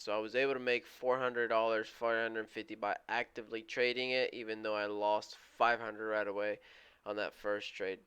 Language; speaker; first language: English; native; English